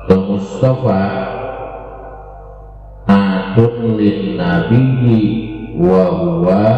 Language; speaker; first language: Arabic; non-native, fluent; Sundanese